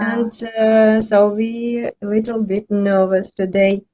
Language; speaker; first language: English; non-native, learner; Ukrainian